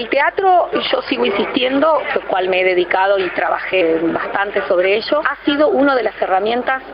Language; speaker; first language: Spanish; native; Spanish